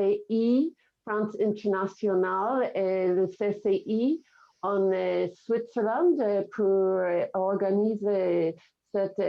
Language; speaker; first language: French; non-native, fluent; English